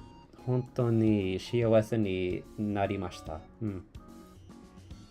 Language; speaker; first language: Japanese; non-native, learner; English